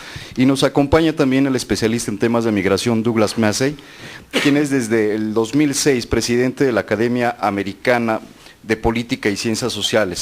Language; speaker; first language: Spanish; native; Spanish